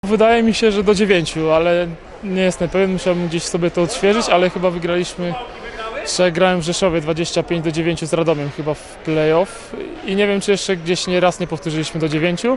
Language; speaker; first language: Polish; native; Polish